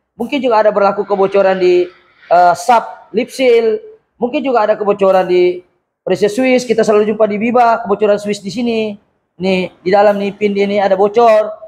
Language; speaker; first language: Malay; native; Malay